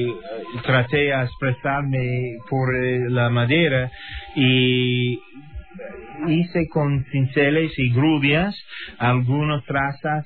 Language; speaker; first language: Spanish; non-native, learner; English